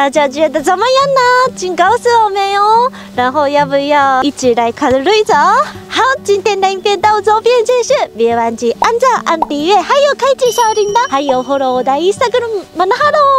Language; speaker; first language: Chinese; non-native, fluent; Japanese